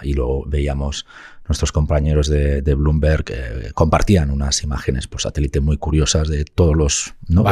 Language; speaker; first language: Spanish; native; Spanish